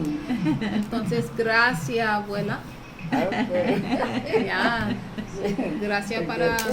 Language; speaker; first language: Spanish; early bilingual, heritage; English